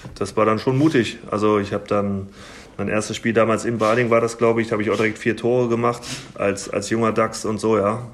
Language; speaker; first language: German; native; German